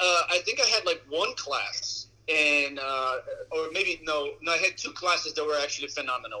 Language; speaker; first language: English; non-native, fluent; Portuguese